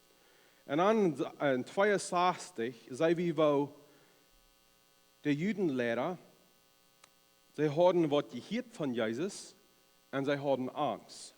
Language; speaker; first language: German; non-native, learner; Plautdietsch